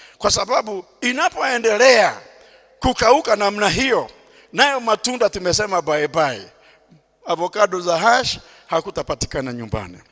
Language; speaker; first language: Swahili; non-native, local second language; Kikuyu